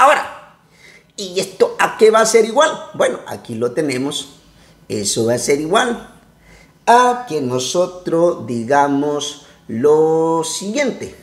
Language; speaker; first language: Spanish; native; Spanish